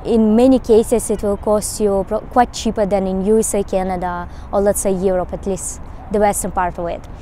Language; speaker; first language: English; non-native, fluent; Russian